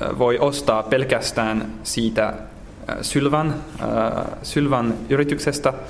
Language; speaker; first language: Finnish; non-native, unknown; French